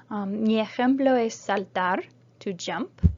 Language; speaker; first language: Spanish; non-native, fluent; English